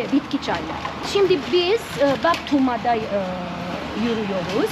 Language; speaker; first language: Turkish; non-native, learner; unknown